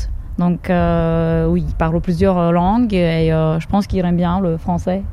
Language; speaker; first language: French; non-native, fluent; Slovak